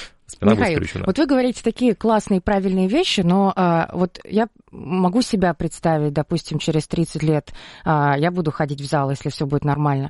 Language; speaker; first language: Russian; native; Russian